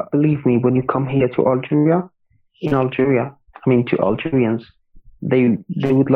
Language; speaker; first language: English; non-native, fluent; Arabic